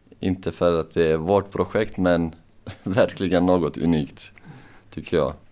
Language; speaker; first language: Swedish; non-native, local second language; Bosnian